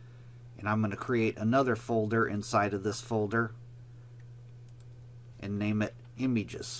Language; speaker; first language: English; native; English